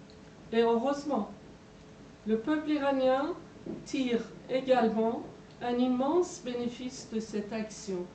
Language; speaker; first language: French; non-native, fluent; Persian